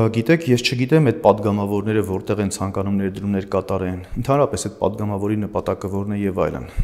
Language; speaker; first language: Armenian; native; Armenian